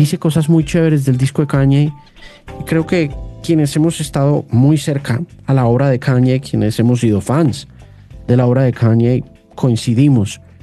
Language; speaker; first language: Spanish; native; Spanish